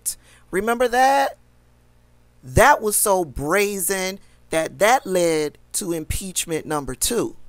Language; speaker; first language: English; native; English